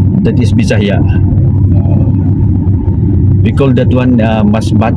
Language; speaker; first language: English; non-native, learner; Filipino